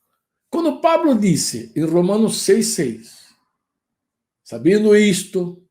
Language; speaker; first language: Portuguese; native; Portuguese